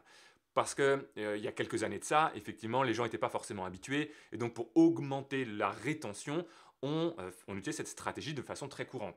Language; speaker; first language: French; native; French